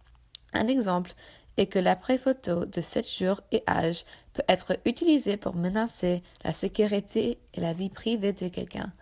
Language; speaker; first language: French; non-native, learner; English